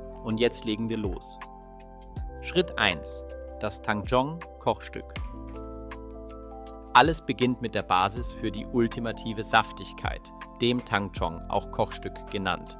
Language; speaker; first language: German; native; German